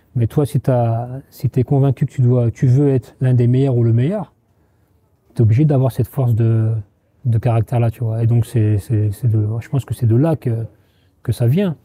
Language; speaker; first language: French; native; French